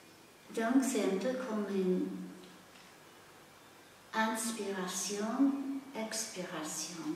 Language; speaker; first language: French; non-native, fluent; English